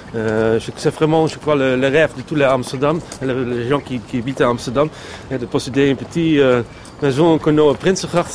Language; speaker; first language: French; non-native, fluent; Dutch